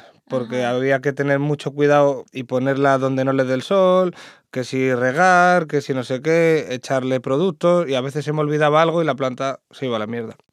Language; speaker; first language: Spanish; native; Spanish